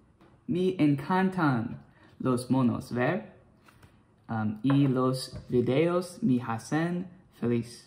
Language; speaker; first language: Spanish; non-native, learner; English